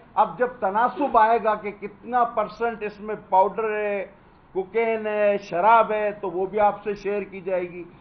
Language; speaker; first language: Urdu; non-native, local second language; Sindhi